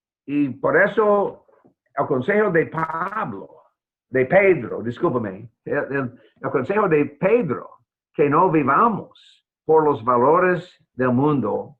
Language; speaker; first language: Spanish; non-native, fluent; English